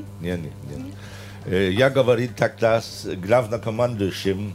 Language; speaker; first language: Russian; non-native, fluent; German